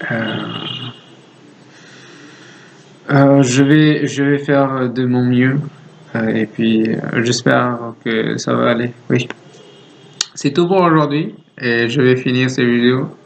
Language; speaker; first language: French; non-native, learner; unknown